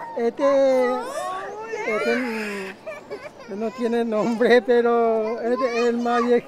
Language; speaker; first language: Spanish; non-native, local second language; Guarani